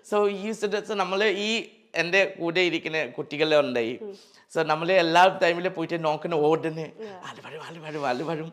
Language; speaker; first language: Malayalam; non-native, learner; Assamese